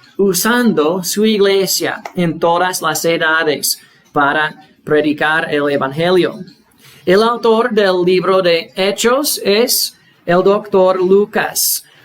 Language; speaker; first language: Spanish; non-native, fluent; English